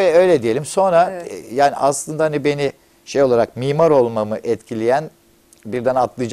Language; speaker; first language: Turkish; native; Turkish